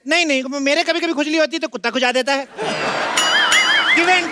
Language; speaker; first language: Hindi; native; Hindi